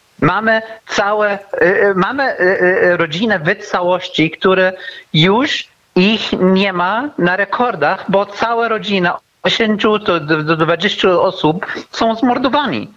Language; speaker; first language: Polish; non-native, learner; Arabic